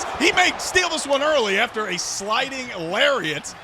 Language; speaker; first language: English; native; English